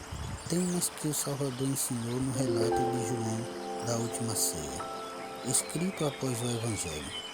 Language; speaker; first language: Portuguese; native; Portuguese